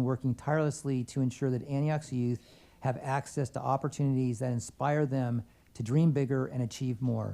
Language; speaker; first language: English; native; English